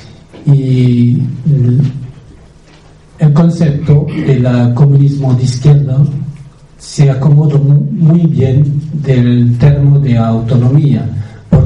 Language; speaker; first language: Spanish; non-native, fluent; French